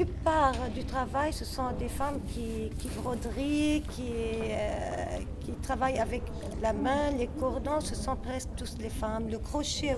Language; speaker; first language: French; non-native, fluent; Arabic